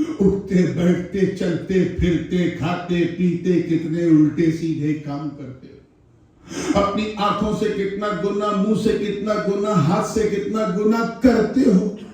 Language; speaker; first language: Urdu; native; Urdu